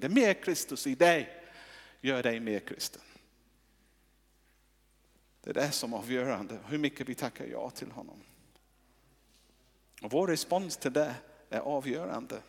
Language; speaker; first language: Swedish; non-native, fluent; English